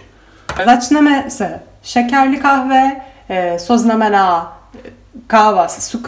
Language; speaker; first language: Czech; non-native, learner; Turkish